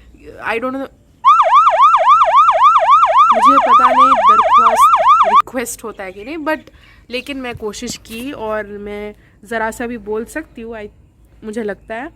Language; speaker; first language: Hindi; non-native, local second language; Bangla